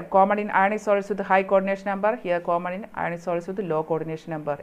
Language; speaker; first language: English; non-native, local second language; Malayalam